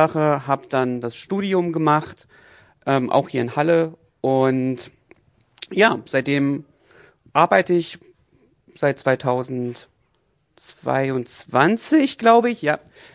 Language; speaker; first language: German; native; German